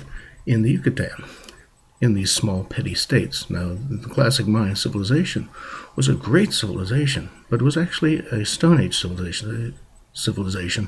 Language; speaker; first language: English; native; English